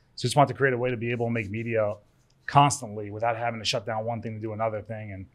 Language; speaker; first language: English; early bilingual, other home language; Greek